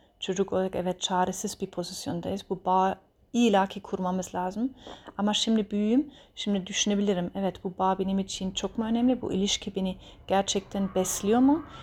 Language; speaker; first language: Turkish; early bilingual, heritage; Turkish